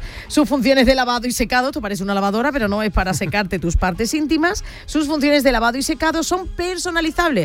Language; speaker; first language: Spanish; native; Spanish